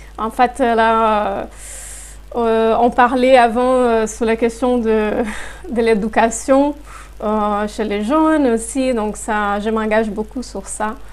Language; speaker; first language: French; non-native, fluent; Portuguese